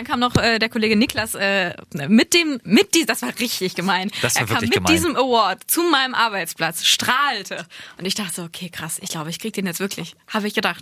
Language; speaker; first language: German; native; German